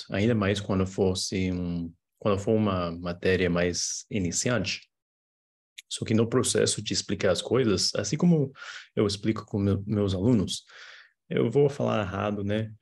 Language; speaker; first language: Portuguese; non-native, fluent; English